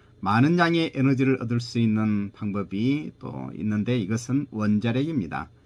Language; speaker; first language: Korean; native; Korean